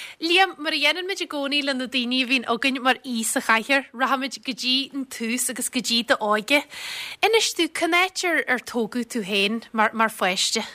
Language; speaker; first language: Irish; native; Irish